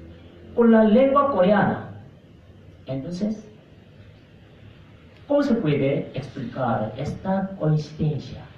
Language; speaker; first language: Spanish; non-native, fluent; Korean